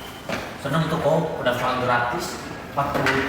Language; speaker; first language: Indonesian; native; Indonesian